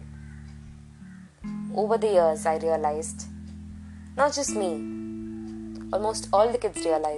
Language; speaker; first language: English; non-native, local second language; Malayalam